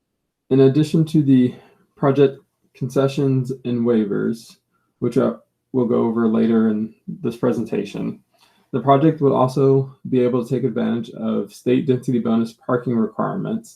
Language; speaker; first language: English; native; English